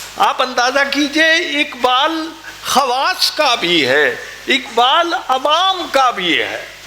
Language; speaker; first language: Urdu; non-native, local second language; Punjabi